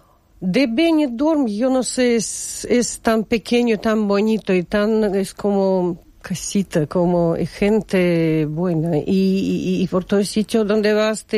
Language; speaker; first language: Spanish; non-native, learner; Russian